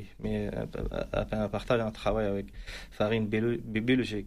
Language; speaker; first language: French; non-native, learner; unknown